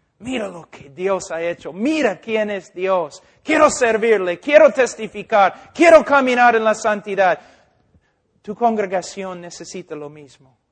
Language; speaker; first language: Spanish; non-native, fluent; English